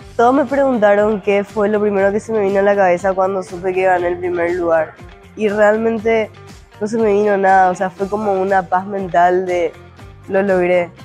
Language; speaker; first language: Spanish; native; Spanish